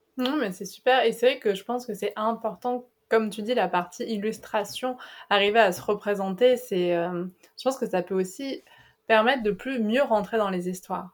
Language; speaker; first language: French; native; French